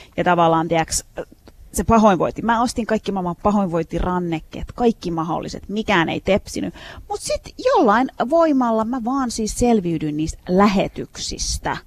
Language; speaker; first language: Finnish; early bilingual, other home language; Turkish